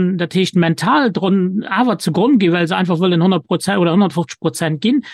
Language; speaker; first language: Luxembourgish; native; Luxembourgish